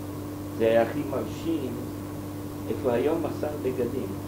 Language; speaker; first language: Hebrew; non-native, fluent; German